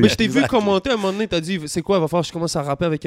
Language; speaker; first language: French; native; French